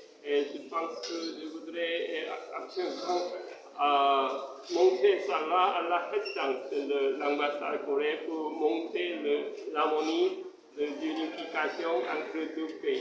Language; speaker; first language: French; non-native, fluent; Korean